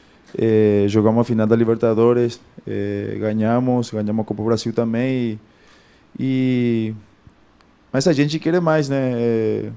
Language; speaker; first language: Portuguese; non-native, fluent; Spanish